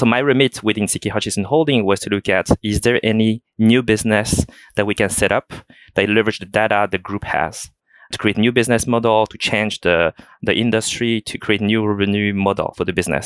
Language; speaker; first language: English; non-native, fluent; French